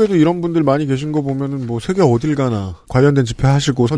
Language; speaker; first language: Korean; native; Korean